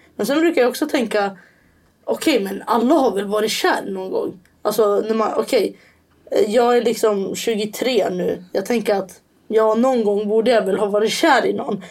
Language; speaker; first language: Swedish; early bilingual, other home language; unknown